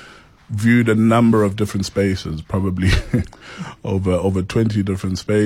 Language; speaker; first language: English; non-native, local second language; Xhosa